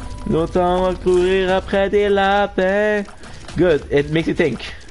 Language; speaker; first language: French; native; French